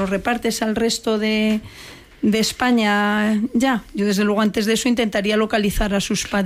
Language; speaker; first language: Spanish; native; Spanish